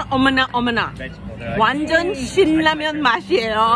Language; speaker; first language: Korean; early bilingual, heritage; Korean